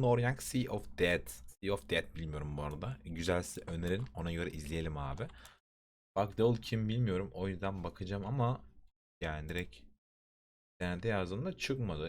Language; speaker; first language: Turkish; native; Turkish